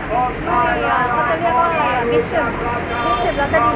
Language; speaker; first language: Thai; native; Thai